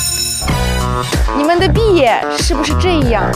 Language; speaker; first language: Chinese; non-native, fluent; Russian